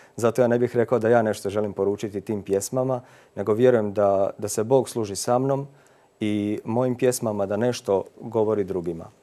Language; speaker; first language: Croatian; native; Croatian